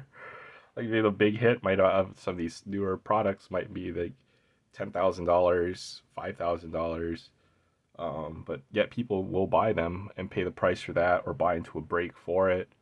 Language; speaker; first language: English; native; English